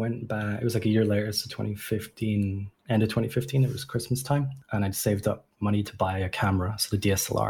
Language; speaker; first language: English; native; English